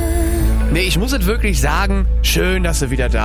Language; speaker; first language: German; native; German